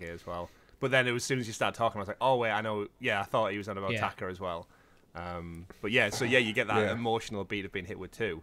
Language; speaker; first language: English; native; English